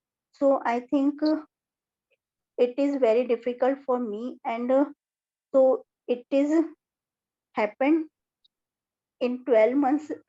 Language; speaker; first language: English; non-native, learner; Hindi